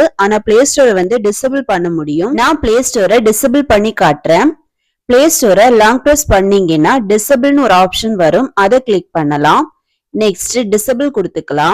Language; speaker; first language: Tamil; native; Tamil